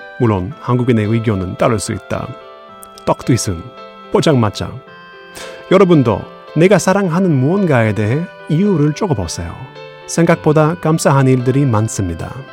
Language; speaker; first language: Korean; non-native, fluent; English